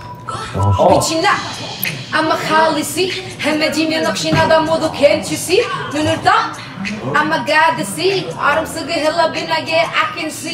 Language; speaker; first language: Korean; non-native, fluent; Arabic